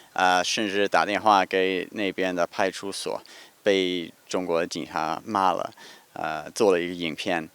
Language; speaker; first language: Chinese; non-native, fluent; English